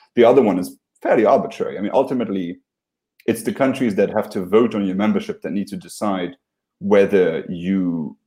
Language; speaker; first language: English; non-native, fluent; Luxembourgish